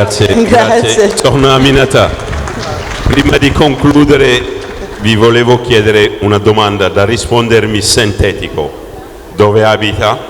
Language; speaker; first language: Italian; non-native, fluent; Wolof